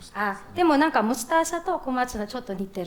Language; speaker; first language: Japanese; non-native, learner; English